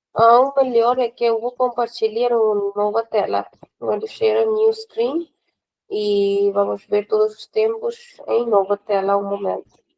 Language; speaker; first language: Portuguese; non-native, fluent; Hindi